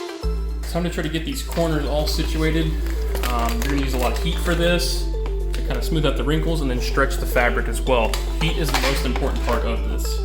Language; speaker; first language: English; native; English